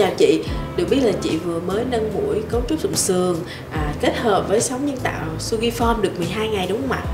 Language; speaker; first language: Vietnamese; native; Vietnamese